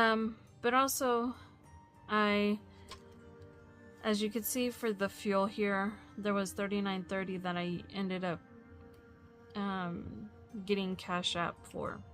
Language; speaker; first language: English; native; English